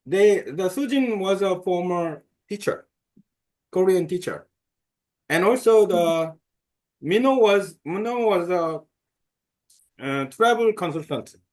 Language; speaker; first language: English; non-native, learner; Korean